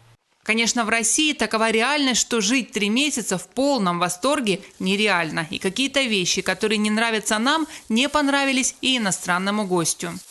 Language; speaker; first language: Russian; native; Russian